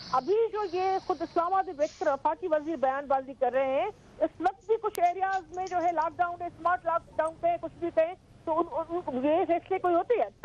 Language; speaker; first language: Urdu; non-native, local second language; Sindhi